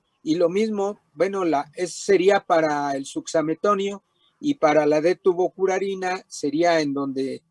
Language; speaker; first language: Spanish; native; Spanish